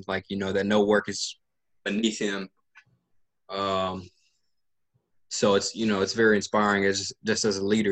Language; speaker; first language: English; native; English